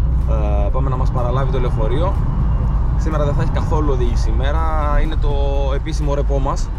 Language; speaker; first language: Greek; native; Greek